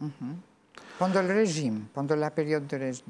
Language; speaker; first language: French; non-native, fluent; Albanian